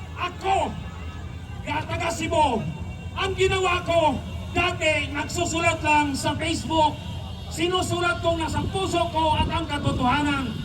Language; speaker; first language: Filipino; non-native, local second language; Cebuano